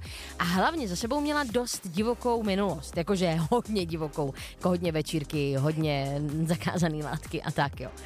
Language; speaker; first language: Czech; native; Czech